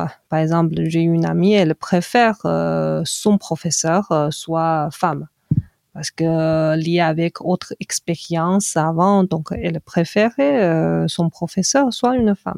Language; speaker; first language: French; non-native, fluent; Chinese